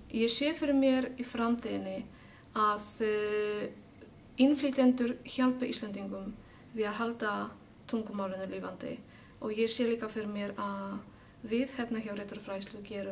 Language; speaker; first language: Icelandic; non-native, fluent; Polish